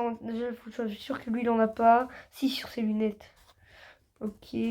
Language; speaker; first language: French; native; French